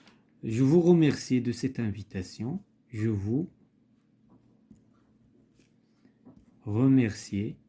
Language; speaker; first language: French; non-native, local second language; Arabic